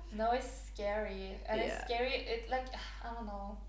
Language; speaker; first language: English; non-native, fluent; Norwegian